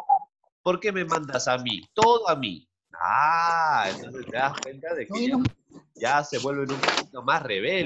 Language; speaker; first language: Spanish; native; Spanish